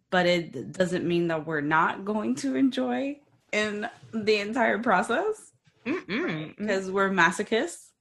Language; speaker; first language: English; early bilingual, other home language; Spanish